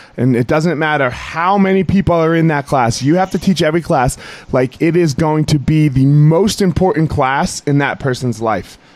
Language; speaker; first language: English; native; English